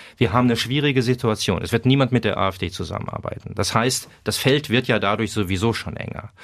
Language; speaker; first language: German; native; German